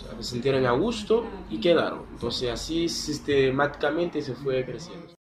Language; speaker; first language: Spanish; non-native, fluent; Haitian Creole